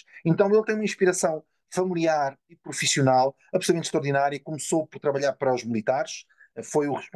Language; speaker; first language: Portuguese; native; Portuguese